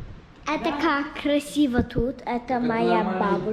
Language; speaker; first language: Russian; non-native, learner; English